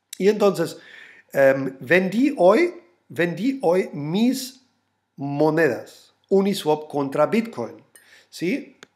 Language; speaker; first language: Spanish; non-native, fluent; German